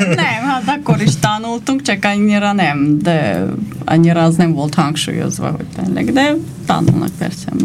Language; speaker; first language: Hungarian; non-native, fluent; Armenian